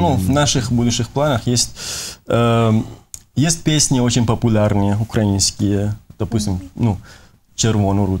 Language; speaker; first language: Russian; non-native, fluent; Persian